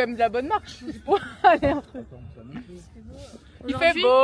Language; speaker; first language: French; native; French